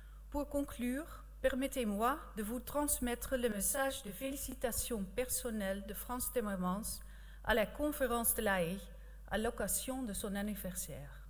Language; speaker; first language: French; non-native, fluent; Dutch